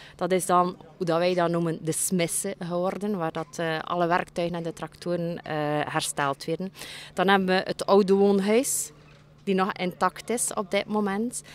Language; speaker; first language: Dutch; native; Dutch